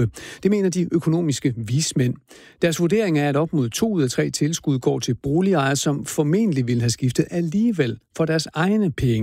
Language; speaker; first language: Danish; native; Danish